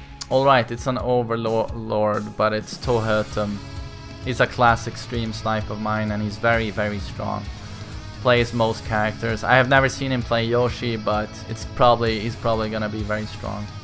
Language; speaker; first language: English; non-native, fluent; Swedish